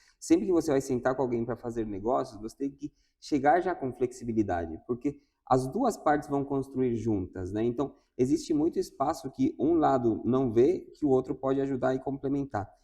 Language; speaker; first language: Portuguese; non-native, fluent; Spanish